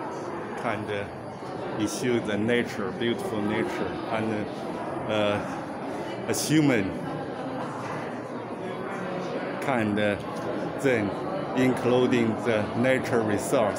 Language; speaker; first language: English; non-native, learner; Chinese